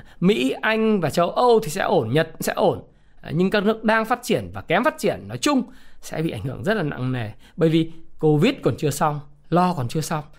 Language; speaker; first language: Vietnamese; native; Vietnamese